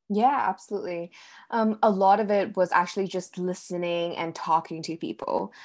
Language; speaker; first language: English; early bilingual, other home language; Cantonese